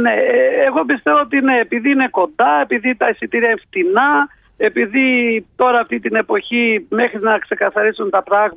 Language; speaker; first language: Greek; non-native, fluent; Albanian